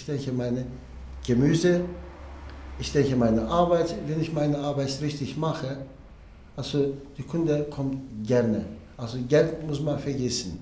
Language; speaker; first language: German; non-native, learner; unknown